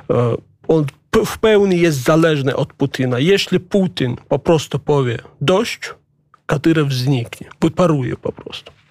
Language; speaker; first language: Polish; non-native, fluent; Chechen